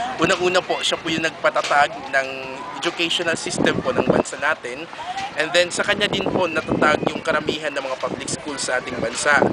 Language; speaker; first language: Filipino; native; Filipino